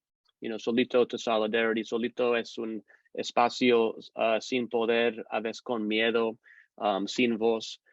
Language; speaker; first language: Spanish; non-native, fluent; English